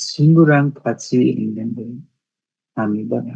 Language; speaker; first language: Korean; non-native, learner; Nepali